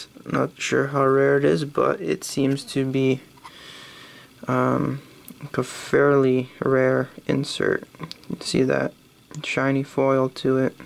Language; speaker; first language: English; native; English